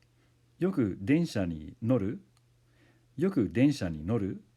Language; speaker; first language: Japanese; non-native, fluent; English